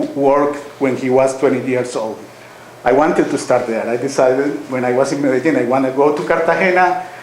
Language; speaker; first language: English; non-native, fluent; Spanish